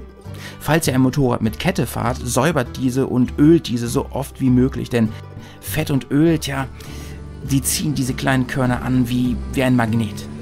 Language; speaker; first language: German; native; German